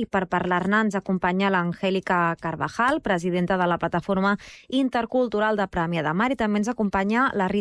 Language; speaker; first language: Catalan; native; Catalan